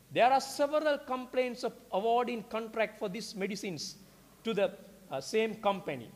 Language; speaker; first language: English; non-native, local second language; Sinhala